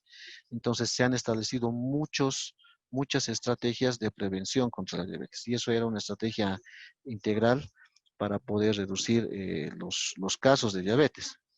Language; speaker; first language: Spanish; native; Spanish